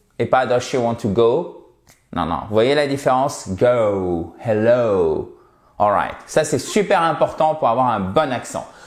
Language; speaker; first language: French; native; French